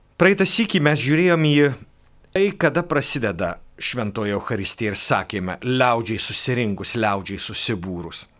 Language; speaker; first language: Lithuanian; native; Lithuanian